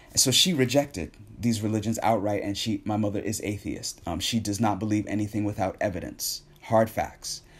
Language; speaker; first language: English; native; English